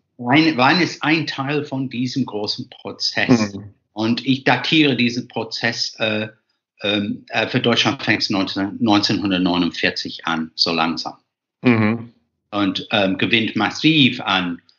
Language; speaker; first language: German; non-native, fluent; English